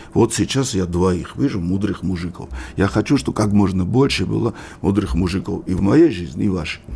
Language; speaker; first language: Russian; non-native, local second language; Georgian